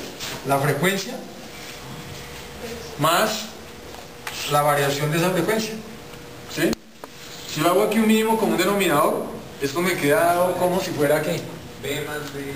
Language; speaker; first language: Spanish; native; Spanish